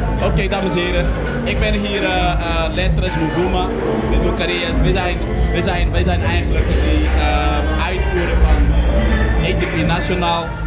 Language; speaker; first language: Dutch; non-native, fluent; Portuguese